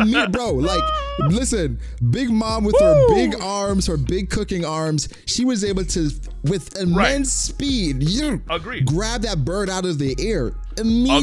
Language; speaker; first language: English; native; English